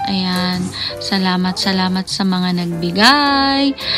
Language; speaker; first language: Filipino; native; Filipino